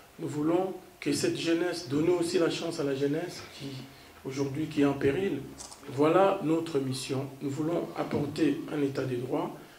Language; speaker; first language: French; non-native, local second language; Kongo